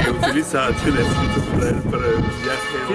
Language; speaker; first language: Spanish; non-native, learner; French